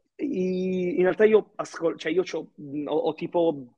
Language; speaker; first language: Italian; early bilingual, other home language; Arabic